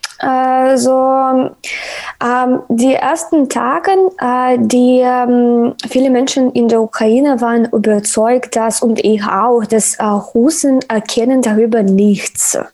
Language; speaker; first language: German; non-native, learner; Ukrainian